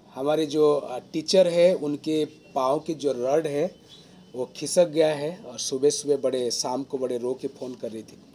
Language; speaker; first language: Hindi; non-native, local second language; Odia